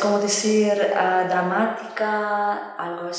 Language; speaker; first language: Spanish; non-native, learner; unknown